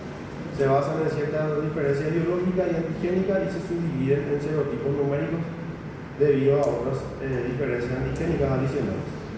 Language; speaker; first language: Spanish; native; Spanish